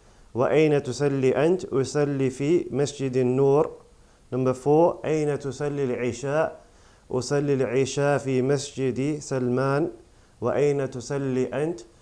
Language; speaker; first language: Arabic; non-native, fluent; English